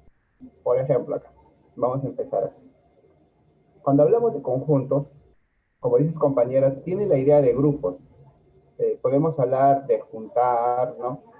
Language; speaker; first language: Spanish; native; Spanish